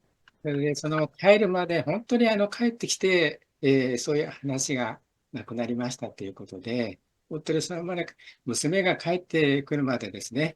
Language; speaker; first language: Japanese; native; Japanese